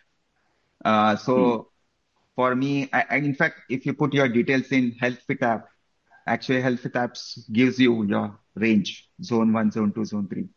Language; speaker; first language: English; non-native, local second language; Marathi